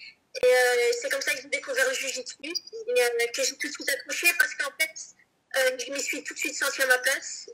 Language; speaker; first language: French; native; French